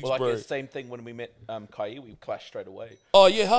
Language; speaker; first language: English; native; English